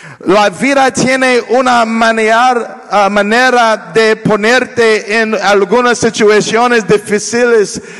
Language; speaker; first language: Spanish; non-native, learner; English